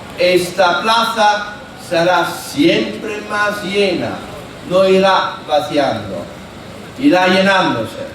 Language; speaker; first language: Spanish; non-native, fluent; Italian